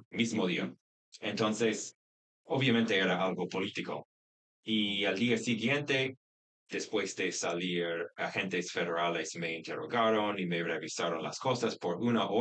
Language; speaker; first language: Spanish; non-native, fluent; English